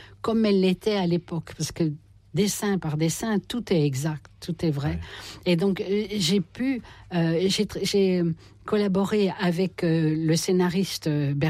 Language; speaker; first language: French; native; French